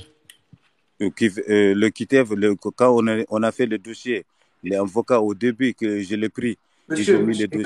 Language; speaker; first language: French; non-native, learner; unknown